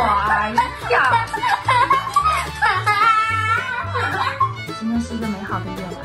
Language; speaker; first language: Chinese; native; Chinese